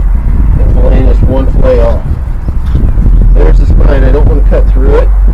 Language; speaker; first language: English; native; English